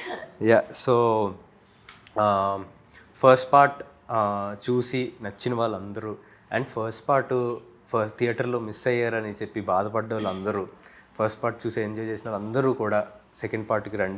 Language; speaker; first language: Telugu; native; Telugu